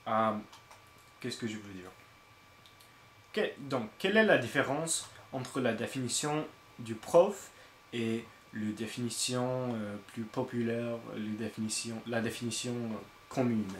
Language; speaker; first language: French; non-native, learner; English